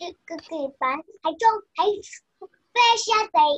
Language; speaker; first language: Cantonese; early bilingual, other home language; Chinese